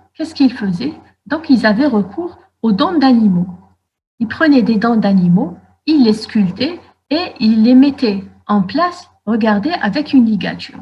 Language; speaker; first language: French; non-native, local second language; Arabic